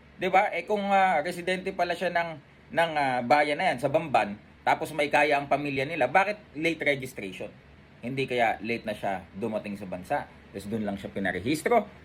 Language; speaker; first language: Filipino; native; Filipino